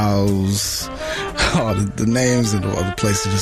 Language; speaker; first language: English; native; English